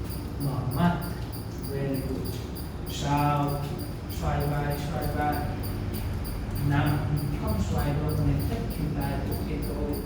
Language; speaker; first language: Vietnamese; non-native, learner; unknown